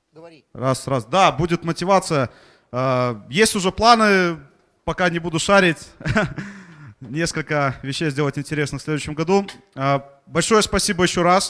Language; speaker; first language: Russian; native; Russian